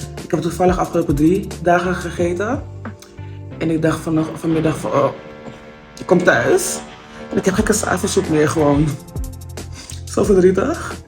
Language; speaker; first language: Dutch; native; Dutch